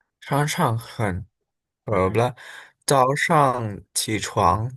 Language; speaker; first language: Chinese; non-native, learner; Indonesian